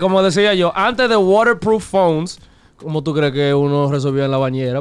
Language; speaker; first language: Spanish; early bilingual, heritage; Spanish